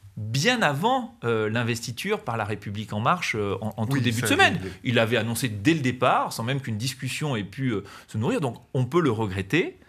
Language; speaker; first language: French; native; French